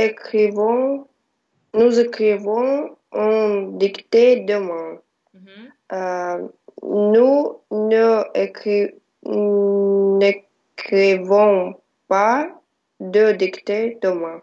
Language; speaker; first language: French; non-native, learner; Russian